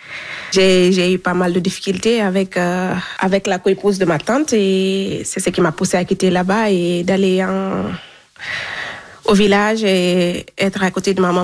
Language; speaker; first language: French; non-native, local second language; Fula